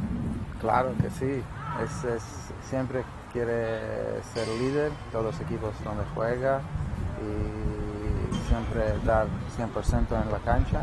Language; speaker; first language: Spanish; non-native, learner; Latvian